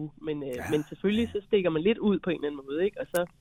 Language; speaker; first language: Danish; native; Danish